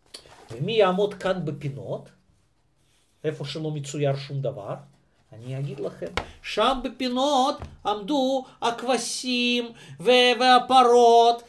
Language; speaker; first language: Hebrew; non-native, fluent; Russian